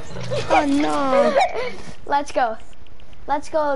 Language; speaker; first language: English; non-native, learner; Portuguese